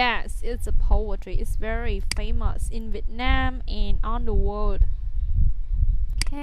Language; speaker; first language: English; non-native, fluent; Vietnamese